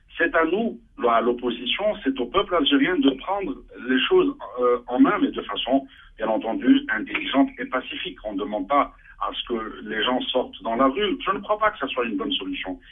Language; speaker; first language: French; non-native, local second language; Arabic